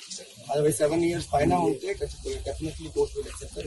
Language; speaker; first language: Telugu; non-native, local second language; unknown